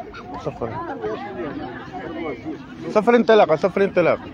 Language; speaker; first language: Arabic; native; Arabic